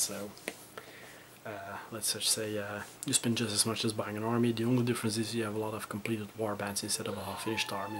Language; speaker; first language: English; non-native, fluent; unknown